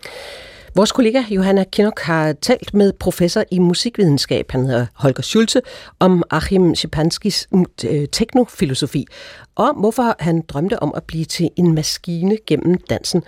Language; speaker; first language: Danish; native; Danish